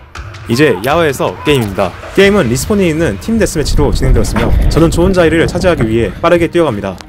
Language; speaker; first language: Korean; native; Korean